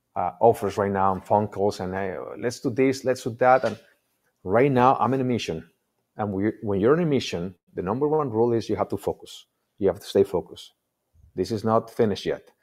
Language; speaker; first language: English; non-native, fluent; Spanish